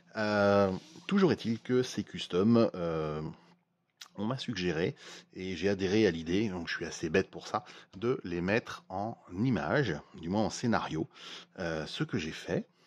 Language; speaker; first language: French; native; French